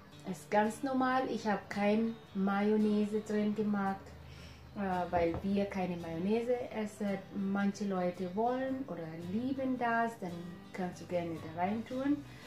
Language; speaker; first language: German; non-native, fluent; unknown